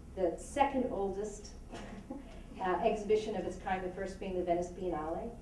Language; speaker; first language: English; native; English